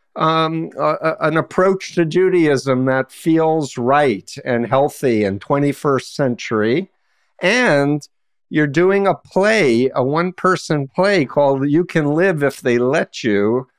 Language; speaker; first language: English; native; English